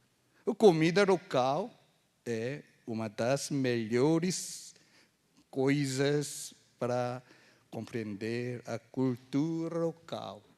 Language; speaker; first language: Portuguese; non-native, fluent; Korean